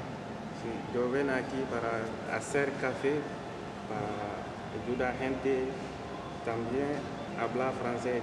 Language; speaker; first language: Spanish; non-native, learner; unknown